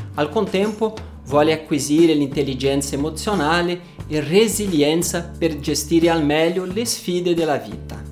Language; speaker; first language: Italian; non-native, fluent; Portuguese